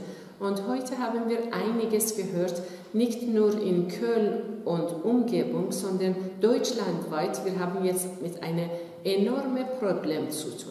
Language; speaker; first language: German; non-native, fluent; Persian